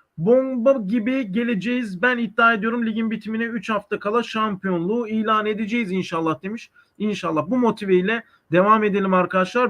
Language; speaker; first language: Turkish; native; Turkish